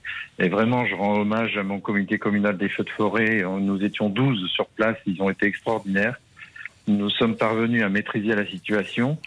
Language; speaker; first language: French; native; French